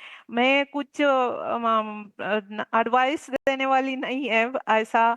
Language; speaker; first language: Hindi; non-native, local second language; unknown